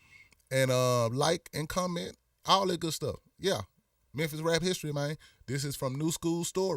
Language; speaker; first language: English; native; English